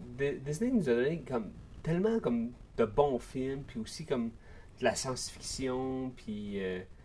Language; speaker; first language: French; native; French